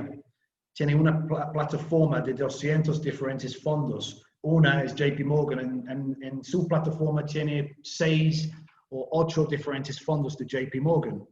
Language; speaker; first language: Spanish; non-native, learner; English